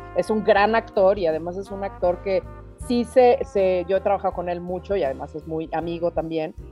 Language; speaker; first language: Spanish; native; Spanish